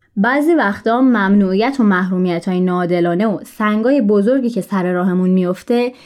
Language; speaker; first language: Persian; native; Persian